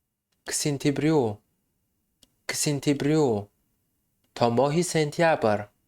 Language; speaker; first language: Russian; non-native, fluent; Tajik